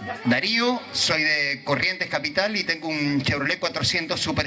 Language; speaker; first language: Spanish; native; Spanish